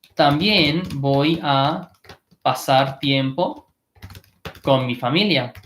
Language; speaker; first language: Spanish; non-native, fluent; English